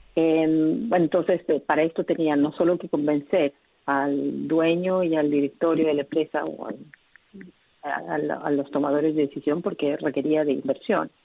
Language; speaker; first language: Spanish; native; Spanish